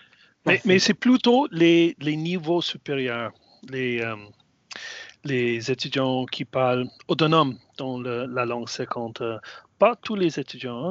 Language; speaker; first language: French; non-native, fluent; English